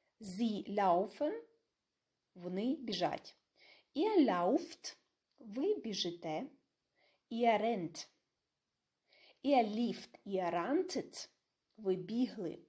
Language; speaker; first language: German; non-native, fluent; Ukrainian